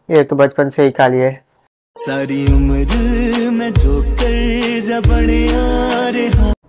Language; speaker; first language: Hindi; non-native, local second language; Bangla